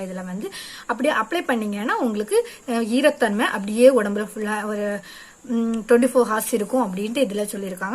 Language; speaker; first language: Tamil; native; Tamil